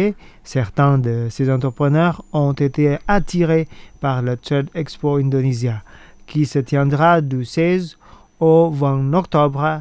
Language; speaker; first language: French; non-native, fluent; Indonesian